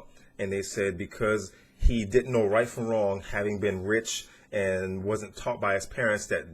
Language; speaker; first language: English; native; English